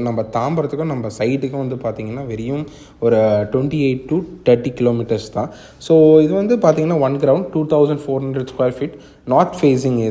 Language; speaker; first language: Tamil; native; Tamil